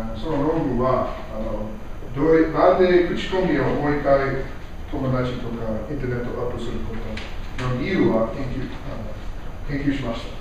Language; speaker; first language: Japanese; non-native, learner; English